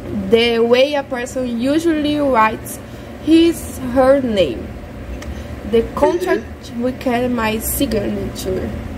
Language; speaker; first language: English; non-native, learner; Portuguese